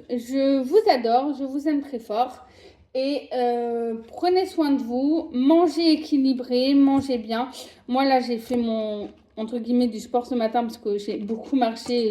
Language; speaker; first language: French; native; French